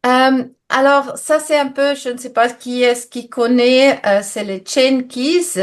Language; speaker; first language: French; non-native, fluent; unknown